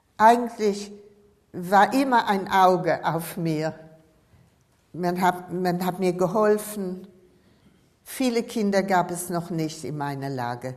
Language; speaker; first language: German; native; German